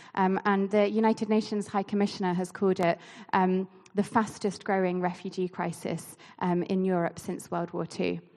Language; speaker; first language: English; native; English